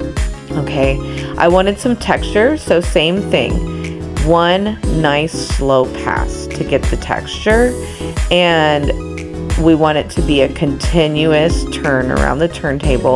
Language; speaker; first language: English; native; English